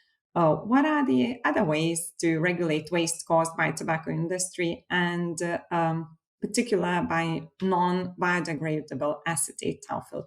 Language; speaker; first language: English; non-native, fluent; Lithuanian